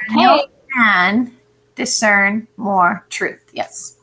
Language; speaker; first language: English; native; English